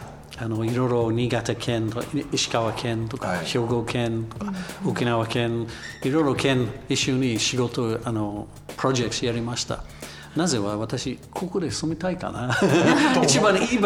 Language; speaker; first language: Japanese; non-native, learner; English